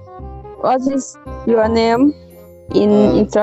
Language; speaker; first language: English; non-native, learner; Lao